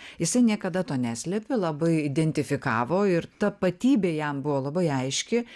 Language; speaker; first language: Lithuanian; native; Lithuanian